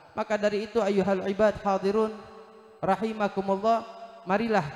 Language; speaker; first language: Indonesian; native; Indonesian